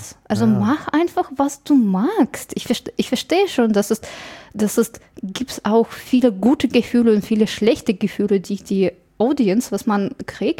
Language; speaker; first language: German; non-native, fluent; English